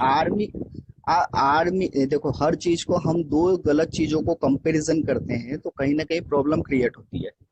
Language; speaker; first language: Hindi; native; Hindi